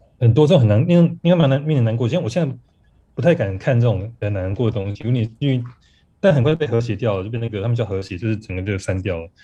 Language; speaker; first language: Chinese; native; Chinese